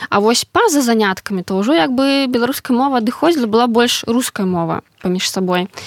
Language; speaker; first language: Belarusian; non-native, local second language; Russian